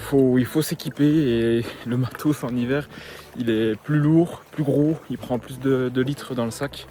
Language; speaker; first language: French; native; French